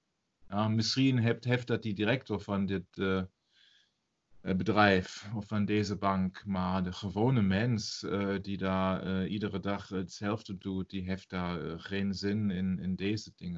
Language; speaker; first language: Dutch; non-native, learner; German